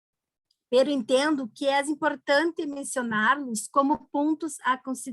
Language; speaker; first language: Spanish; non-native, learner; Portuguese